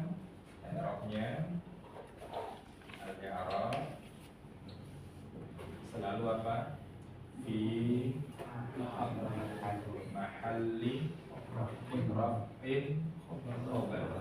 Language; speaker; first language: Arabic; non-native, fluent; Indonesian